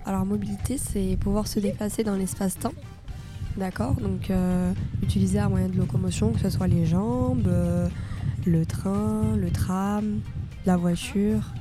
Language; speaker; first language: French; native; French